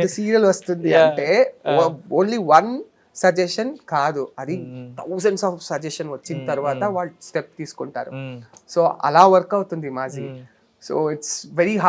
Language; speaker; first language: Telugu; non-native, learner; Kannada